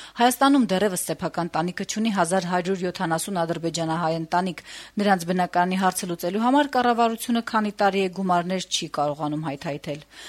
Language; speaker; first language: Armenian; native; Armenian